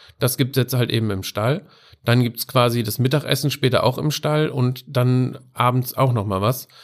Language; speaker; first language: German; native; German